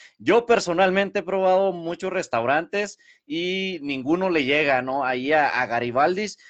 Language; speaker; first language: Spanish; early bilingual, heritage; Spanish